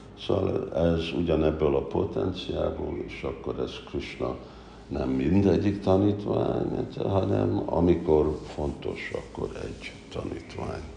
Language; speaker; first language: Hungarian; early bilingual, heritage; Hungarian